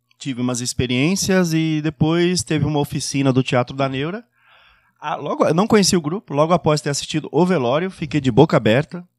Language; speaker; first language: Portuguese; native; Portuguese